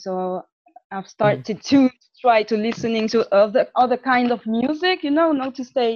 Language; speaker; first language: English; non-native, fluent; French